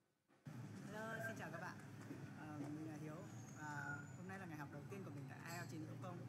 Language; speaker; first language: Vietnamese; native; Vietnamese